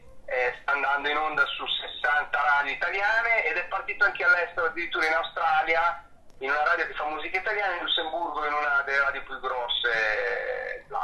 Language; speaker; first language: Italian; native; Italian